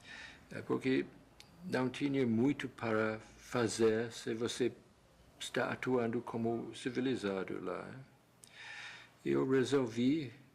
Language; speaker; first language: Portuguese; non-native, fluent; English